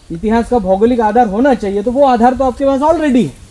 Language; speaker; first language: Hindi; non-native, local second language; Marathi